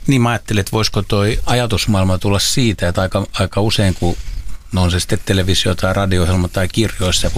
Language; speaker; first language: Finnish; native; Finnish